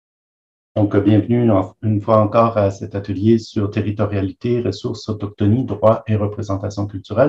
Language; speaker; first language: French; native; French